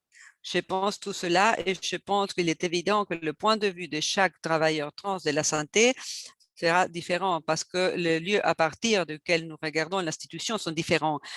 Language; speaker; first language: French; non-native, fluent; Spanish